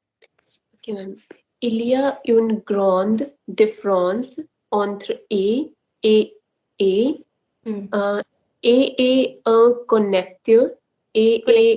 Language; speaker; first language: French; non-native, learner; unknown